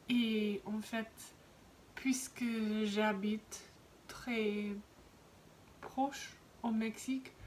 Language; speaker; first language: French; non-native, fluent; English